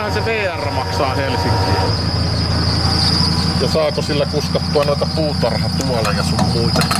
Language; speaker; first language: Finnish; native; Finnish